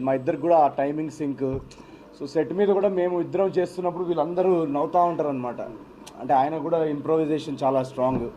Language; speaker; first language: Telugu; native; Telugu